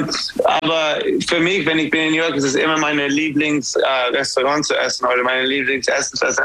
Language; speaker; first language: German; non-native, learner; English